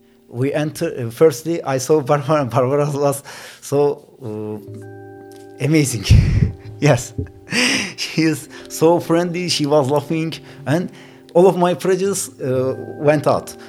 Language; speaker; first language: English; non-native, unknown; Turkish